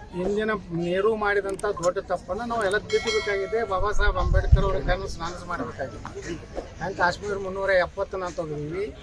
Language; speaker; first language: Kannada; native; Kannada